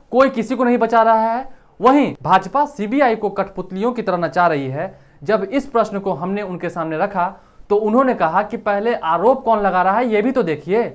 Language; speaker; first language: Hindi; native; Hindi